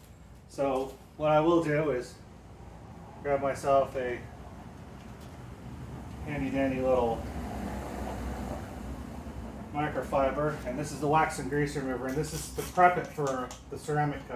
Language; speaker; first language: English; native; English